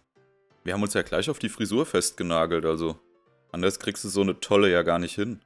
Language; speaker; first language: German; native; German